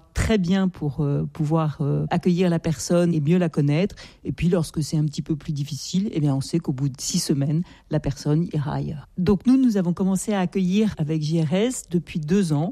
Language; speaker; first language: French; native; French